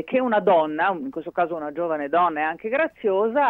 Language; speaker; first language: Italian; native; Italian